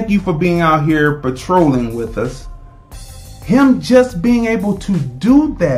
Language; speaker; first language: English; native; English